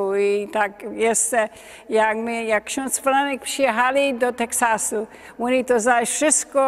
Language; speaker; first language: Polish; early bilingual, heritage; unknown